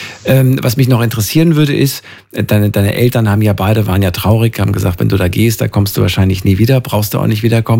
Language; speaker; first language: German; native; German